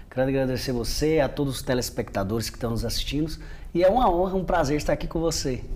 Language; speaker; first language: Portuguese; native; Portuguese